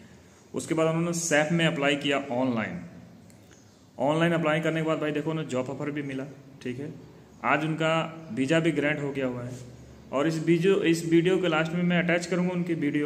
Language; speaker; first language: Hindi; native; Hindi